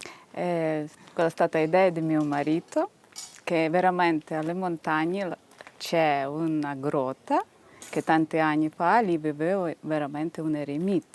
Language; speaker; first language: Italian; non-native, fluent; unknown